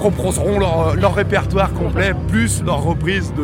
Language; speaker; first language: French; native; French